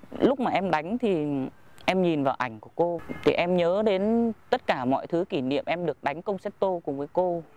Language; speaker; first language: Vietnamese; native; Vietnamese